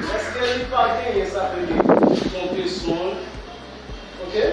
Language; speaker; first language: French; non-native, local second language; Haitian Creole